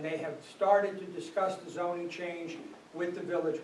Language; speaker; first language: English; native; English